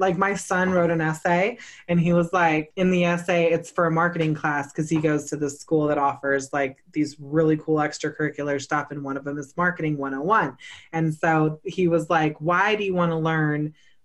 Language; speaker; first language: English; native; English